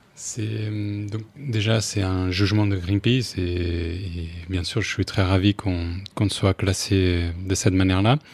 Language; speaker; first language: French; non-native, fluent; Spanish